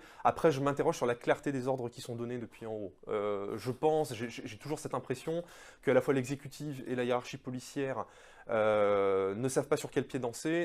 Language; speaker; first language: French; native; French